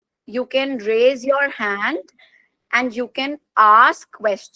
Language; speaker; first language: English; non-native, local second language; Hindi